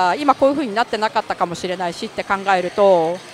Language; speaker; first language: Japanese; native; Japanese